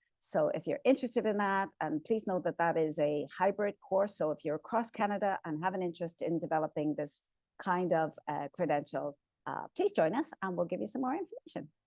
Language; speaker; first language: English; native; English